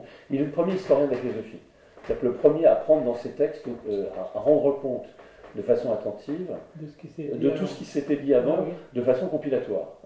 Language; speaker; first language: French; native; French